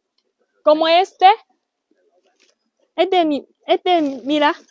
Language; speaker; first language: Spanish; non-native, learner; Chinese